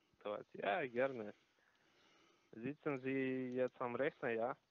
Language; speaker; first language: German; non-native, learner; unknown